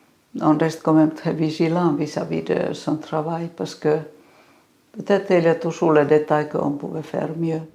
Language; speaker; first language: French; non-native, fluent; Finnish